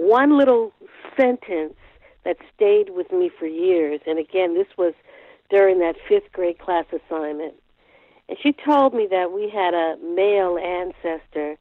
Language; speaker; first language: English; native; English